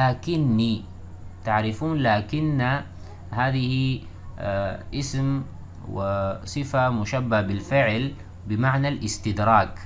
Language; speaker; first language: Arabic; non-native, fluent; Urdu